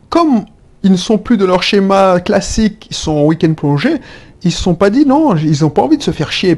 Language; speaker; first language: French; native; French